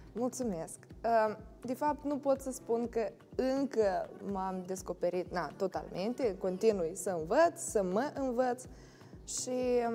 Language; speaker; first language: Romanian; native; Romanian